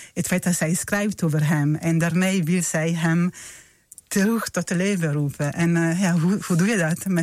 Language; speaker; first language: Dutch; non-native, fluent; Italian